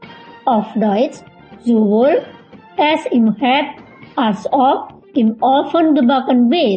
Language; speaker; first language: German; non-native, fluent; Indonesian